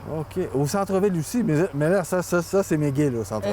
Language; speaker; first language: French; native; French